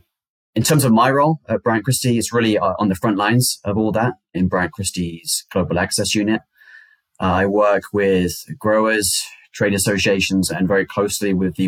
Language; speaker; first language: English; native; English